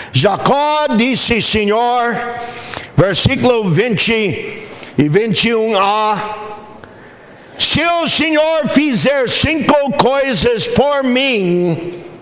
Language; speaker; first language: Portuguese; non-native, fluent; English